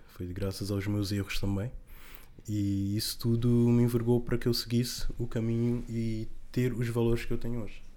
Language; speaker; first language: Portuguese; non-native, local second language; Kabuverdianu